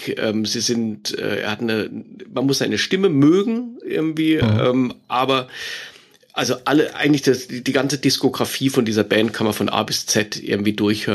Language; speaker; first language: German; native; German